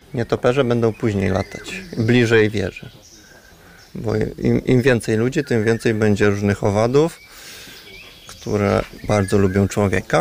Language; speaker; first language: Polish; native; Polish